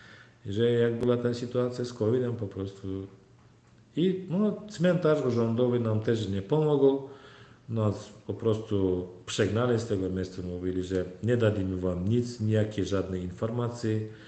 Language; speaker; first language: Polish; non-native, fluent; Turkmen